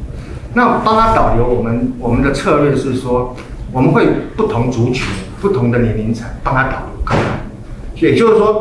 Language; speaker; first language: Chinese; native; Chinese